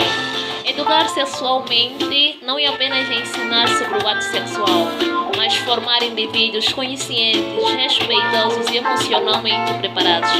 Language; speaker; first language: Portuguese; native; Portuguese